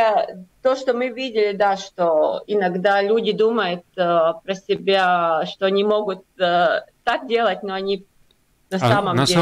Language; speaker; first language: Russian; non-native, local second language; Latvian